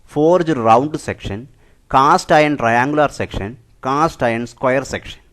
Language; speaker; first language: English; non-native, local second language; Malayalam